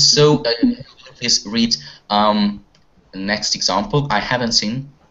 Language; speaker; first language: English; non-native, fluent; Russian